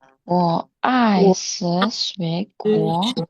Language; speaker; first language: Chinese; non-native, learner; Indonesian